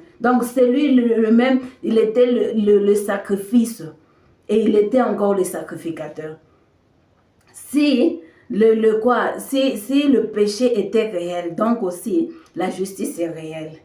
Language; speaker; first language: French; non-native, local second language; Swahili